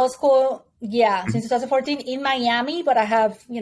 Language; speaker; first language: English; non-native, fluent; Spanish